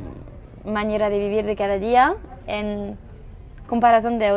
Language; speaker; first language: Spanish; non-native, learner; French